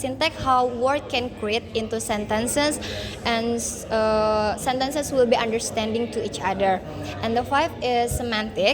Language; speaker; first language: English; non-native, learner; Indonesian